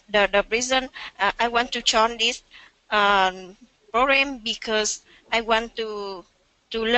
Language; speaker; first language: English; non-native, learner; Vietnamese